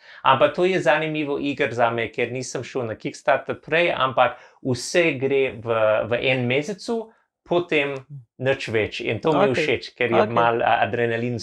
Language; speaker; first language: Slovenian; non-native, learner; English